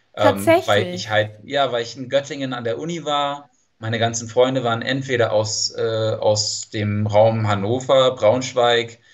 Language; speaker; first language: German; non-native, fluent; English